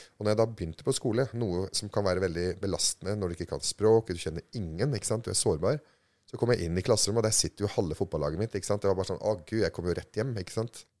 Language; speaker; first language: Norwegian; early bilingual, other home language; Arabic